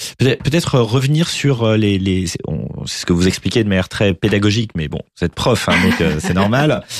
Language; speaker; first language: French; native; French